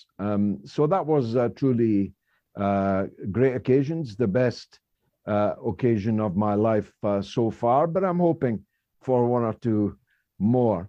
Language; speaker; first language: English; native; English